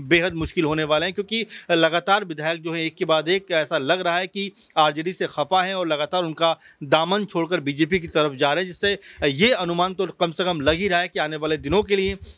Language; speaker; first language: Hindi; native; Hindi